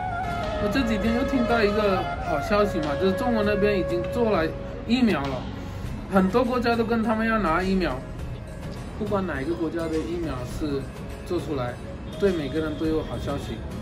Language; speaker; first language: Chinese; non-native, fluent; Hindi